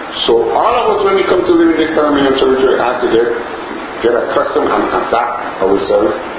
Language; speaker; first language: English; native; English